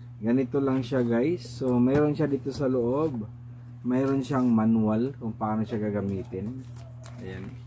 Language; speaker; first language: Filipino; non-native, local second language; Cebuano